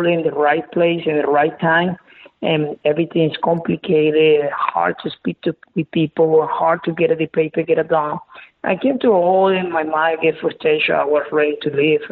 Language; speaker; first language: English; non-native, learner; Spanish